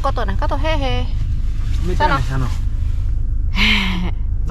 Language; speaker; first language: Finnish; non-native, learner; Thai